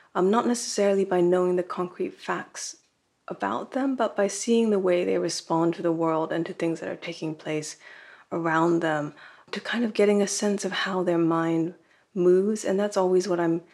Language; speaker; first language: English; native; English